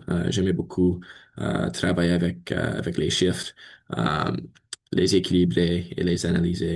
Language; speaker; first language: French; non-native, learner; English